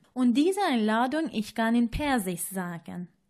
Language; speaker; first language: German; non-native, learner; Persian